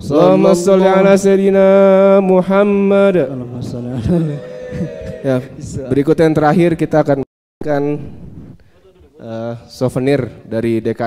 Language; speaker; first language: Indonesian; native; Indonesian